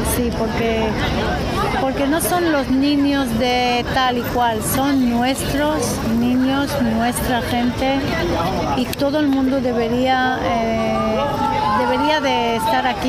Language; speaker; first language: Spanish; non-native, fluent; Hebrew